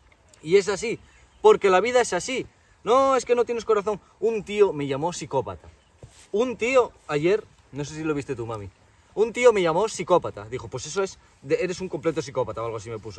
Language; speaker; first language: Spanish; native; Spanish